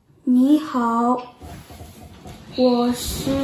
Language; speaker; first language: Chinese; non-native, learner; Japanese